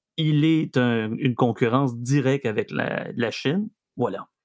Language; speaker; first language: French; native; French